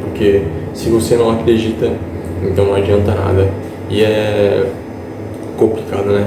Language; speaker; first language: Portuguese; native; Portuguese